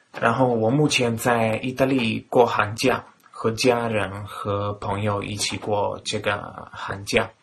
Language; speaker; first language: Chinese; non-native, fluent; Italian